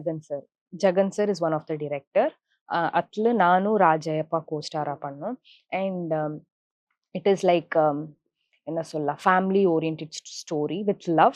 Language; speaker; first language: Tamil; non-native, local second language; Kannada